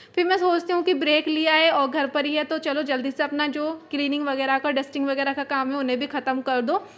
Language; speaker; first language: Hindi; native; Hindi